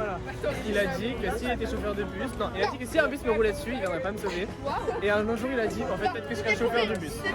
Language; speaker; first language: French; native; French